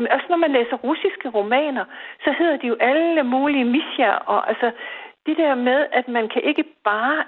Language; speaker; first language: Danish; native; Danish